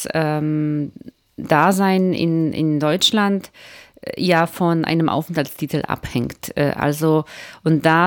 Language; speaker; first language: German; native; German